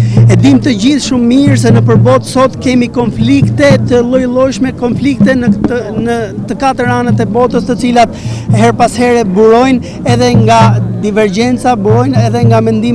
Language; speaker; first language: Albanian; native; Albanian